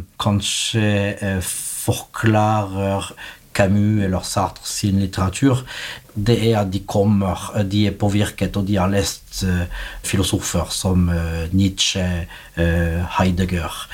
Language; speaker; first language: Norwegian; non-native, fluent; French